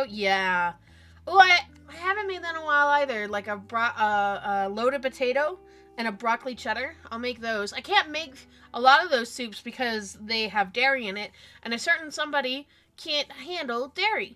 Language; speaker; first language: English; native; English